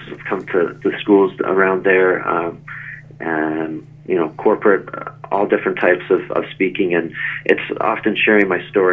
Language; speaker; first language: English; native; English